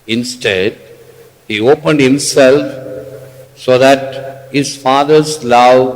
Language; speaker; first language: English; non-native, local second language; Tamil